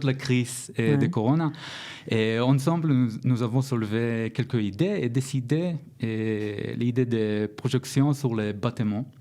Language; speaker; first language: French; non-native, learner; Hebrew